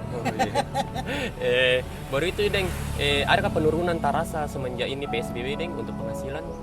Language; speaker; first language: Indonesian; native; Indonesian